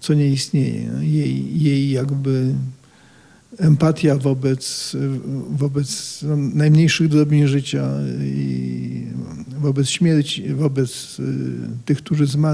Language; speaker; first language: Polish; native; Polish